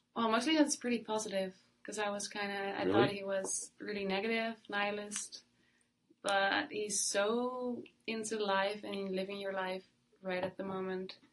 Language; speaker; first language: English; non-native, fluent; Dutch